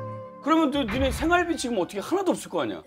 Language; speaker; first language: Korean; native; Korean